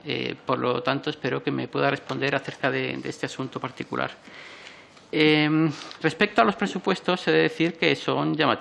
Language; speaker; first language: Spanish; native; Spanish